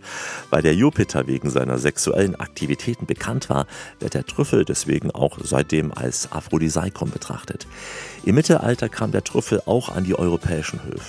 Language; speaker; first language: German; native; German